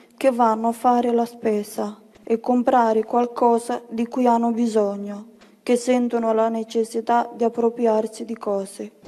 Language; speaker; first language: Italian; non-native, fluent; Bulgarian